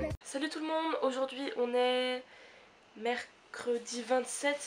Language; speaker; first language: French; native; French